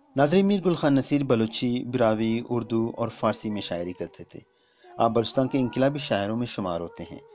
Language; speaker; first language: Urdu; non-native, local second language; Baluchi